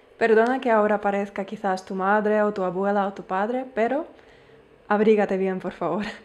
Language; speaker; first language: Spanish; non-native, fluent; Ukrainian